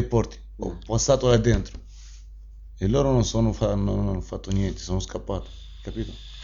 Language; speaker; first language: Italian; non-native, learner; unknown